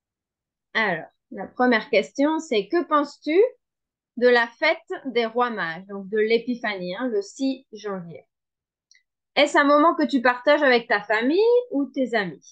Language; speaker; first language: French; non-native, fluent; Spanish